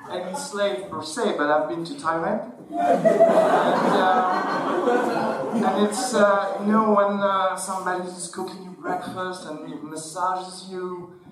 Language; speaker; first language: English; non-native, fluent; Arabic